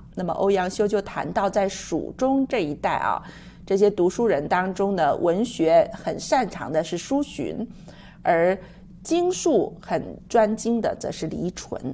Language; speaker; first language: Chinese; native; Chinese